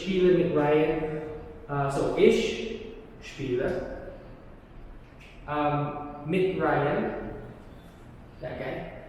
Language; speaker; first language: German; non-native, learner; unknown